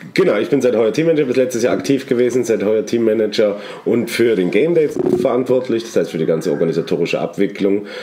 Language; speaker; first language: German; native; German